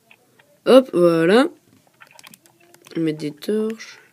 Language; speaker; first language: French; native; French